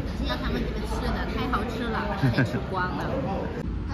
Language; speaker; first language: Chinese; non-native, fluent; Lao